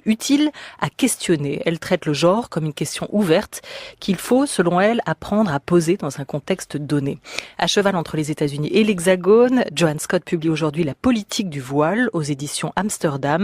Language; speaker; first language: French; native; French